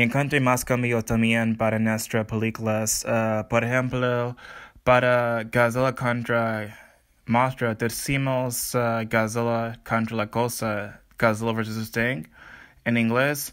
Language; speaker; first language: Spanish; non-native, learner; English